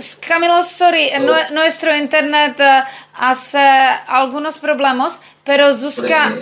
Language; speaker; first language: Spanish; non-native, learner; Czech